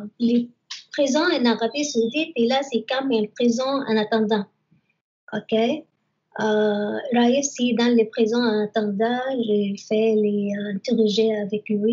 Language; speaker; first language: French; non-native, learner; Arabic